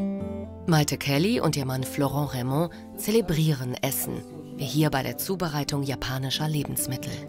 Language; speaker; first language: German; native; German